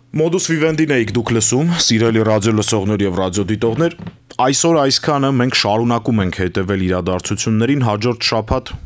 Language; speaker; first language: Armenian; native; Armenian